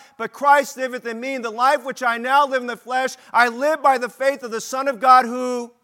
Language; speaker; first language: English; native; English